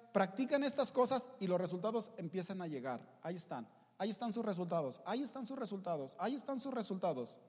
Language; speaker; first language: Spanish; native; Spanish